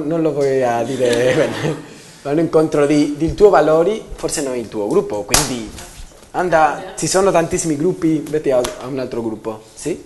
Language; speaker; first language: Italian; non-native, learner; Spanish